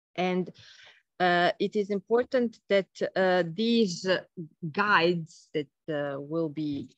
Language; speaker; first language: English; non-native, fluent; Bosnian